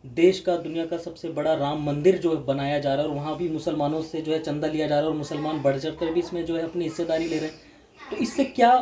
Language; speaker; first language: Hindi; native; Hindi